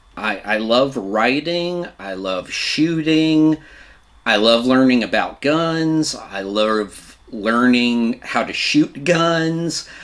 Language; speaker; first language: English; native; English